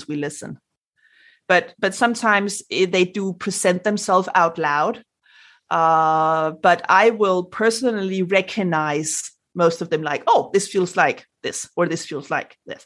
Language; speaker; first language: English; non-native, fluent; Danish